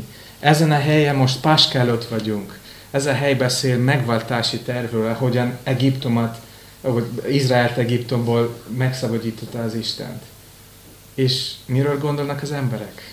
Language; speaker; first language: Hungarian; non-native, fluent; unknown